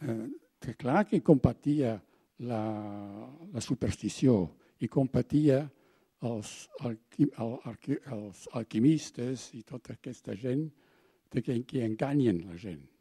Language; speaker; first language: Catalan; non-native, fluent; German